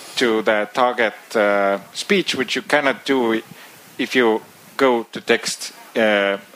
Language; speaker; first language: English; non-native, fluent; Estonian